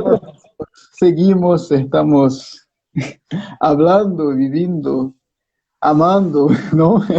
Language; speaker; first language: Spanish; non-native, fluent; Portuguese